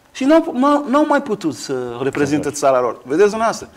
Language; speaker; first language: Romanian; non-native, fluent; Kabuverdianu